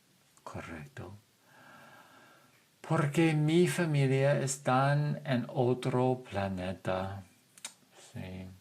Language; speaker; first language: Spanish; non-native, fluent; English